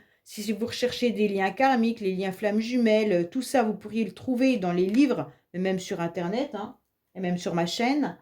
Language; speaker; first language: French; native; French